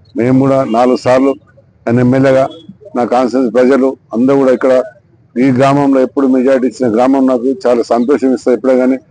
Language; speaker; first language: Telugu; native; Telugu